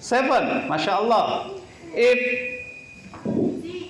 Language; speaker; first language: English; non-native, learner; Indonesian